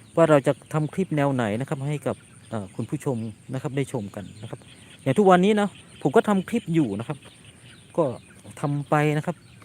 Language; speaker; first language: Thai; native; Thai